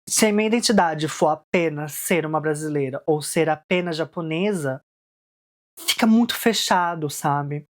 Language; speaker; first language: Portuguese; early bilingual, heritage; Portuguese